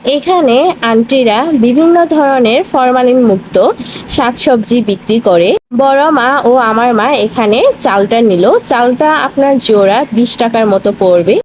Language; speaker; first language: Bangla; non-native, local second language; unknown